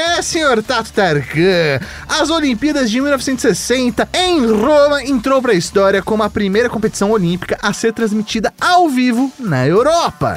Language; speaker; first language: Portuguese; native; Portuguese